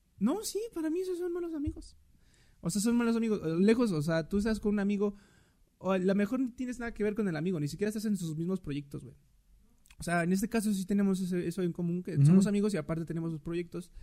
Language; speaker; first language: Spanish; native; Spanish